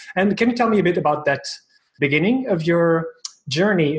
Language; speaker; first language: English; non-native, fluent; Portuguese